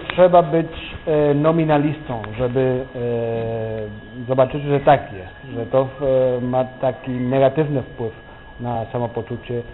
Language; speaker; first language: Polish; non-native, fluent; Catalan